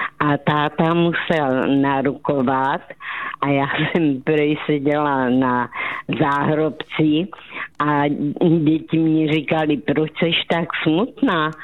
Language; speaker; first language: Czech; native; Czech